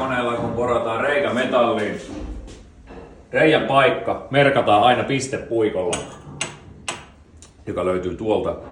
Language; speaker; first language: Finnish; native; Finnish